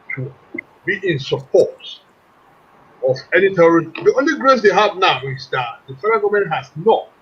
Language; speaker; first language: English; non-native, local second language; Yoruba